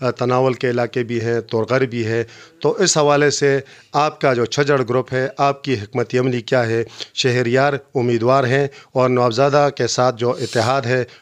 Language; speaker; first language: Urdu; non-native, local second language; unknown